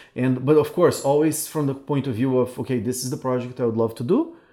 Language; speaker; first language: English; non-native, fluent; Portuguese